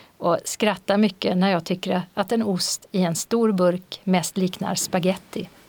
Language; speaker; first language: Swedish; native; Swedish